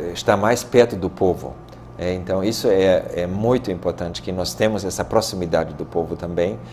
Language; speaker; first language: Portuguese; non-native, fluent; German